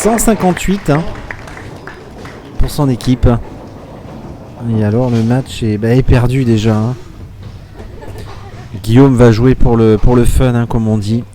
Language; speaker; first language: French; native; French